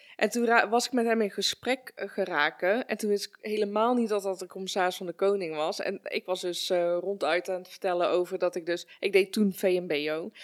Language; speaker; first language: Dutch; early bilingual, other home language; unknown